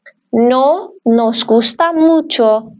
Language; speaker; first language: Spanish; non-native, fluent; Persian